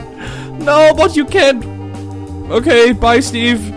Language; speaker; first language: English; non-native, fluent; German